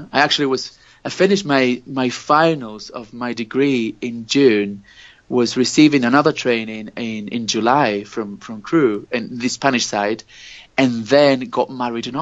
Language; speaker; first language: English; non-native, fluent; Spanish